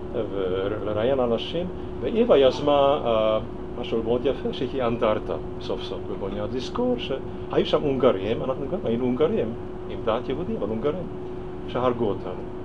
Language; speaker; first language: Hebrew; non-native, fluent; Hungarian